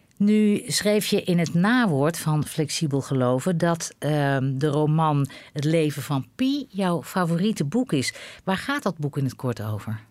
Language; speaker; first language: Dutch; native; Dutch